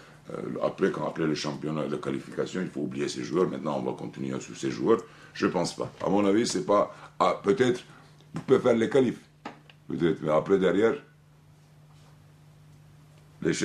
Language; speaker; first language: French; non-native, fluent; Turkish